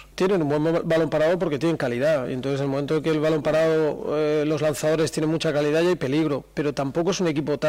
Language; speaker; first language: Spanish; native; Spanish